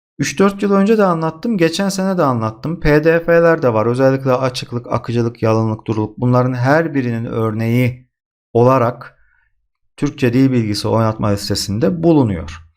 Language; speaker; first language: Turkish; native; Turkish